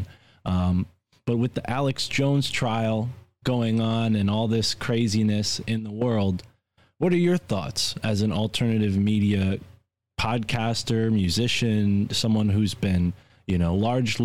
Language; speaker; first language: English; native; English